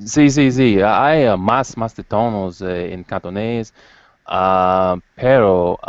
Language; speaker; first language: Spanish; non-native, learner; English